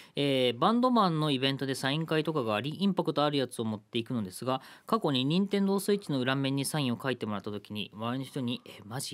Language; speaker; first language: Japanese; native; Japanese